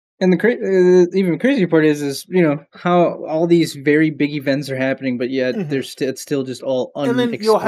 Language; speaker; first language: English; native; English